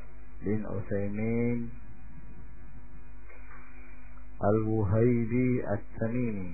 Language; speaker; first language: Arabic; non-native, fluent; Indonesian